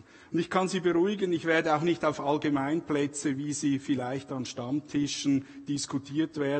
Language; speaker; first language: German; native; German